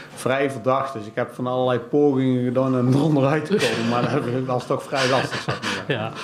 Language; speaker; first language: Dutch; native; Dutch